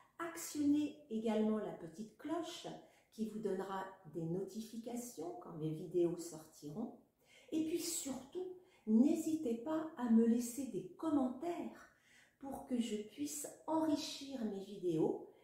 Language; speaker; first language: French; native; French